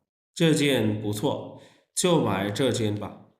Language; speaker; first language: Chinese; non-native, fluent; Urdu